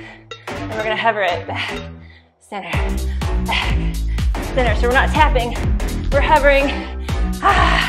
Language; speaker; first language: English; native; English